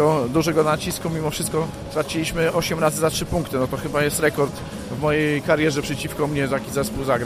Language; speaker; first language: Polish; native; Polish